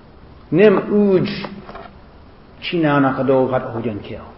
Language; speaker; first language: Hungarian; non-native, learner; English